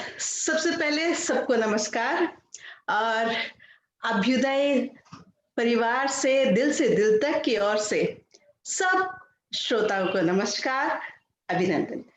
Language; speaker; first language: Hindi; non-native, local second language; Kannada